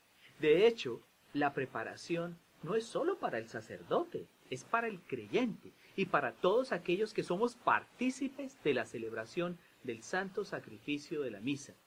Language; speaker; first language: Spanish; native; Spanish